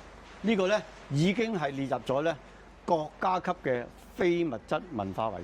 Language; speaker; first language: Cantonese; native; Cantonese